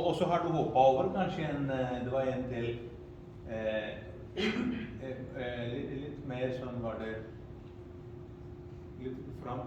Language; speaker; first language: Norwegian; non-native, fluent; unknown